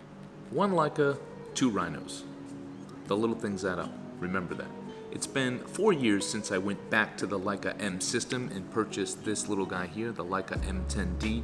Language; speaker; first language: English; native; English